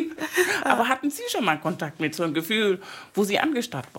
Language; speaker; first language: German; non-native, fluent; Spanish